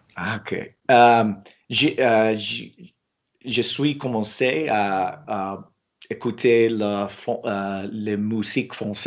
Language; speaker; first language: French; non-native, learner; English